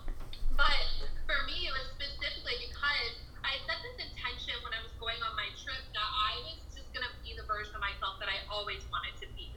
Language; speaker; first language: English; native; English